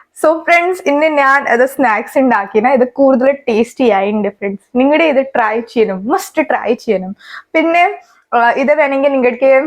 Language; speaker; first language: Malayalam; non-native, learner; Hindi